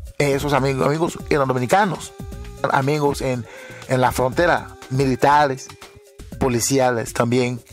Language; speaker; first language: Spanish; non-native, fluent; Haitian Creole